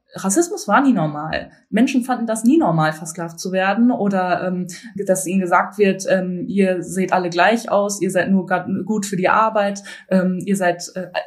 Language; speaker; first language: German; native; German